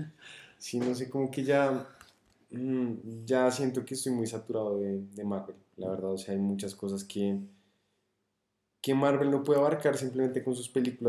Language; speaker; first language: Spanish; native; Spanish